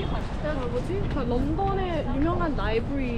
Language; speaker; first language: Korean; non-native, fluent; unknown